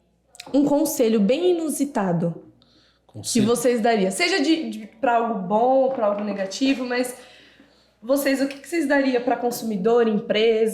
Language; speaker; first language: Portuguese; native; Portuguese